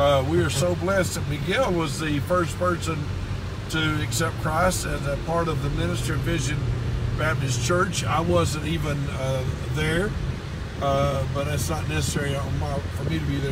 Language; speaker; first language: English; native; English